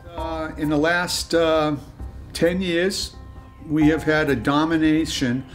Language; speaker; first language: English; native; English